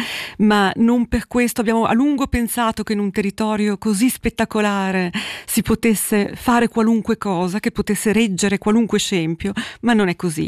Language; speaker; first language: Italian; native; Italian